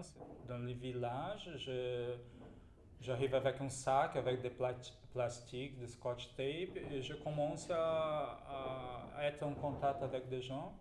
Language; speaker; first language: French; non-native, fluent; Portuguese